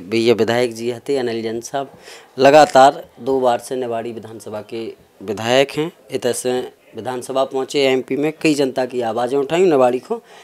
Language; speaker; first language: Hindi; native; Hindi